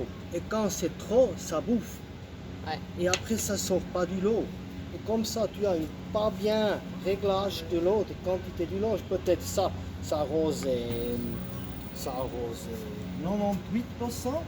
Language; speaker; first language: French; non-native, local second language; German